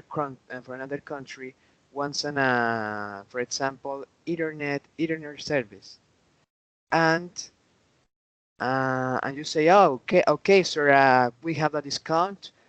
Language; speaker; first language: English; non-native, learner; Spanish